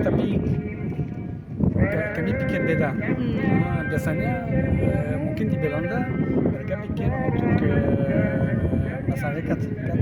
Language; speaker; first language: Indonesian; non-native, fluent; French